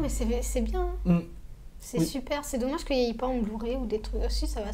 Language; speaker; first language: French; native; French